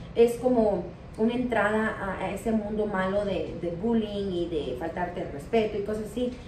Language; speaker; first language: Spanish; early bilingual, heritage; Spanish